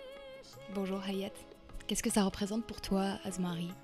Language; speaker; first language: French; native; French